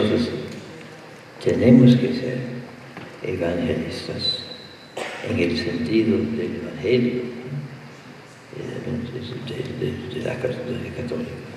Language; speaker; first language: Spanish; non-native, fluent; English